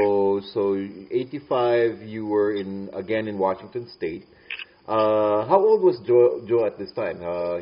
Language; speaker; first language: English; non-native, local second language; Filipino